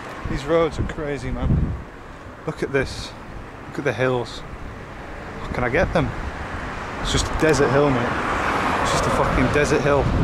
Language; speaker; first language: English; native; English